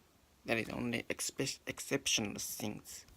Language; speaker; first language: English; non-native, learner; Japanese